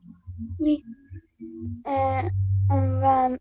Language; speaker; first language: French; non-native, learner; Arabic